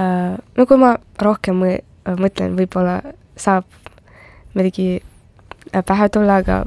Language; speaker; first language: Estonian; non-native, local second language; Russian